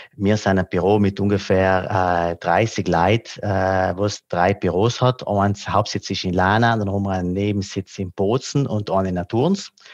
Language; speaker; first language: German; non-native, local second language; Italian